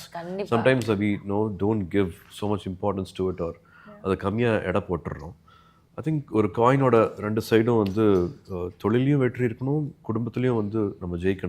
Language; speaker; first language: Tamil; native; Tamil